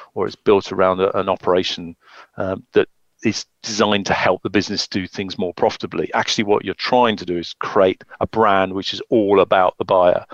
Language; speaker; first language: English; native; English